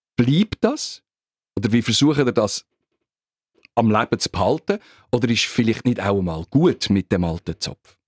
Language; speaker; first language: German; native; German